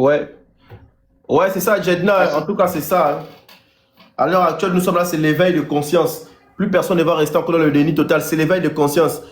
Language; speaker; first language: French; native; French